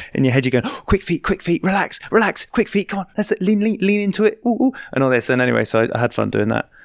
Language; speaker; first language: English; native; English